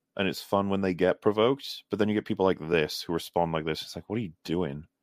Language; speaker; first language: English; native; English